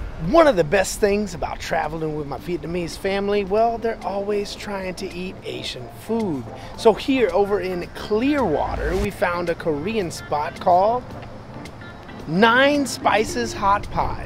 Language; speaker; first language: English; native; English